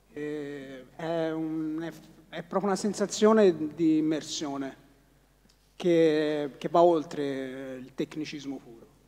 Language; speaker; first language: Italian; native; Italian